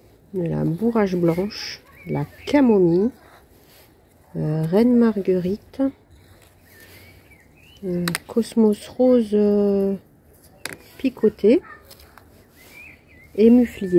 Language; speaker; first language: French; native; French